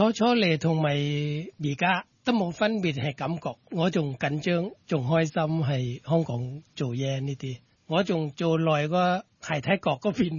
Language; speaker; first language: Cantonese; non-native, fluent; Thai